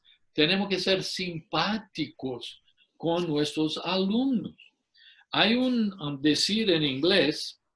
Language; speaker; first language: Spanish; non-native, fluent; English